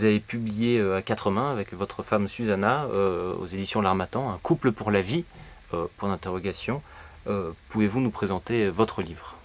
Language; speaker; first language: French; native; French